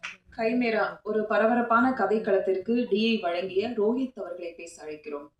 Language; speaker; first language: Tamil; native; Tamil